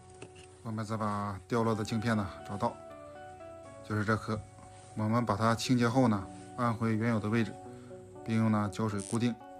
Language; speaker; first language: Chinese; native; Chinese